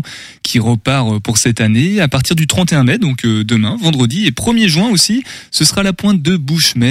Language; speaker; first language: French; native; French